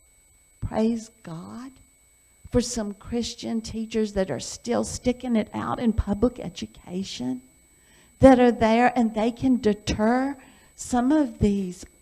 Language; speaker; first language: English; native; English